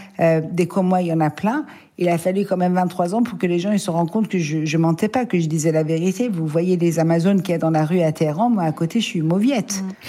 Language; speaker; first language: French; non-native, fluent; Persian